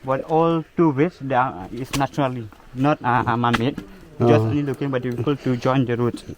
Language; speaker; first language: English; non-native, local second language; Khasi